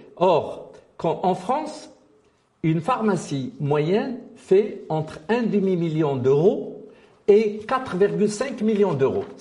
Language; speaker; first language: French; non-native, local second language; Arabic